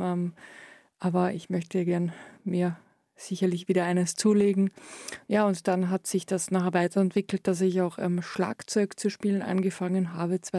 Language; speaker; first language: German; native; German